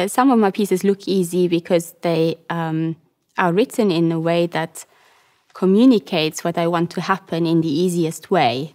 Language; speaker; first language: English; non-native, fluent; Luxembourgish